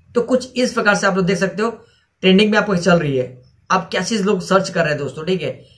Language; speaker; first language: Hindi; native; Hindi